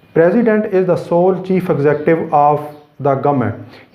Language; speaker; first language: English; non-native, local second language; Urdu